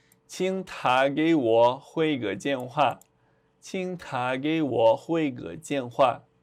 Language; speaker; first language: Chinese; non-native, fluent; Portuguese